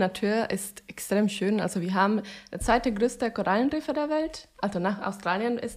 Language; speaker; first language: German; non-native, fluent; Spanish